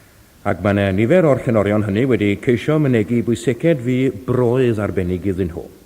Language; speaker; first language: Welsh; native; Welsh